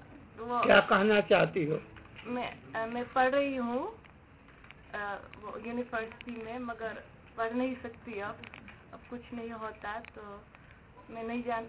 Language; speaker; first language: Hindi; early bilingual, heritage; Dutch